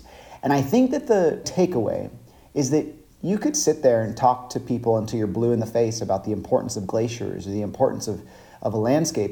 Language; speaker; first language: English; native; English